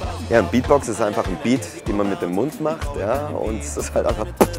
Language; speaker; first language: German; native; German